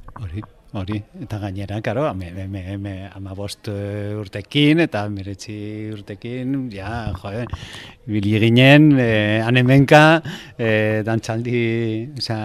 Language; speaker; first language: Basque; non-native, local second language; Spanish